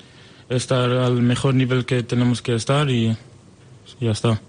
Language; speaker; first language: Spanish; non-native, learner; French